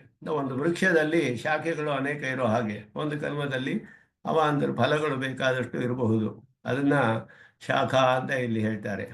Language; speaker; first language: Kannada; native; Kannada